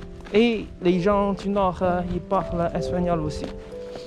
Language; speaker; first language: French; non-native, fluent; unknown